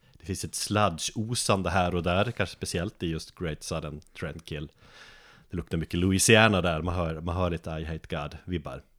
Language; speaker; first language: Swedish; native; Swedish